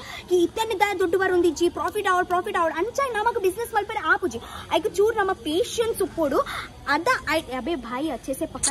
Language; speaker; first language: Kannada; non-native, local second language; Tulu